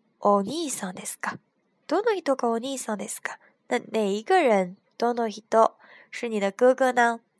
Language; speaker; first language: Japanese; non-native, fluent; Chinese